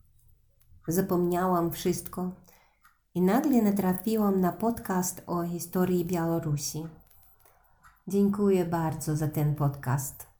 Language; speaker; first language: Polish; non-native, learner; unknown